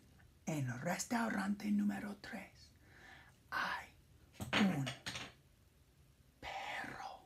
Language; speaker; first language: Spanish; non-native, fluent; English